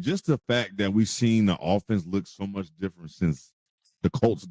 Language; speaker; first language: English; native; English